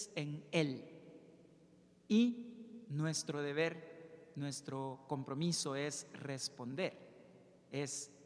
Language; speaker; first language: Spanish; native; Spanish